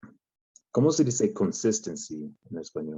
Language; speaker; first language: Spanish; non-native, learner; English